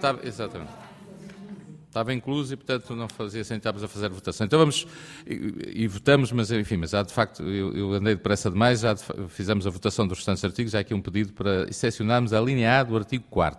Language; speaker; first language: Portuguese; native; Portuguese